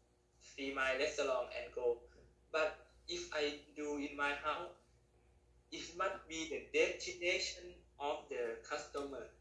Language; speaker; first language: English; non-native, learner; Thai